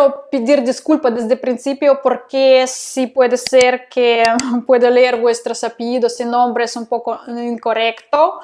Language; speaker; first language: Spanish; non-native, fluent; Russian